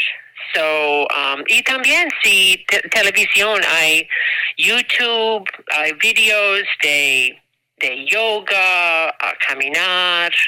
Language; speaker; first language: Spanish; non-native, learner; English